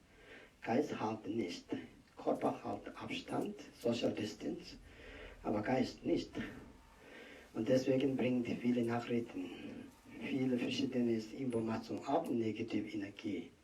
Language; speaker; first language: German; non-native, learner; Tibetan